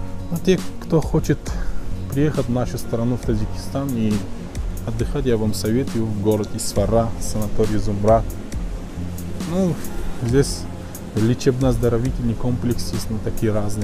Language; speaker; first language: Russian; non-native, fluent; Tajik